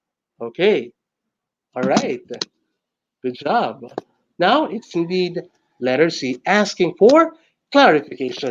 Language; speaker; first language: English; non-native, local second language; Filipino